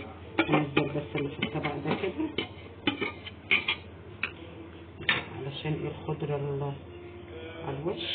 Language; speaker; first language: Arabic; native; Arabic